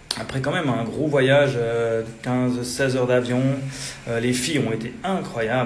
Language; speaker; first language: French; native; French